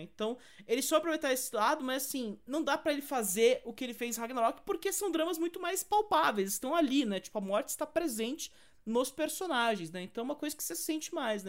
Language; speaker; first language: Portuguese; native; Portuguese